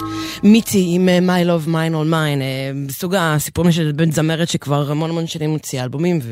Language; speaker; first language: Hebrew; native; Hebrew